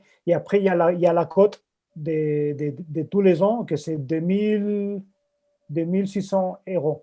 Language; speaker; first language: French; non-native, fluent; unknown